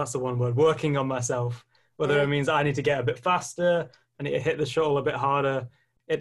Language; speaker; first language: English; native; English